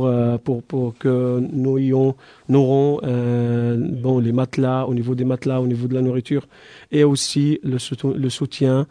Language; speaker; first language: French; non-native, fluent; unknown